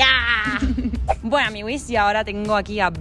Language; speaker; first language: Spanish; native; Spanish